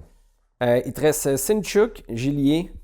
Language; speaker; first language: French; native; French